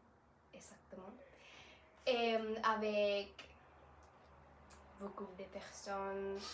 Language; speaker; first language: French; non-native, learner; Spanish